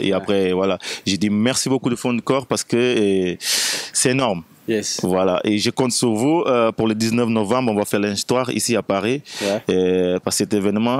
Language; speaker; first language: French; non-native, fluent; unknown